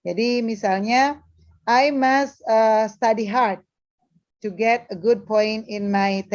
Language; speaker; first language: English; non-native, learner; Indonesian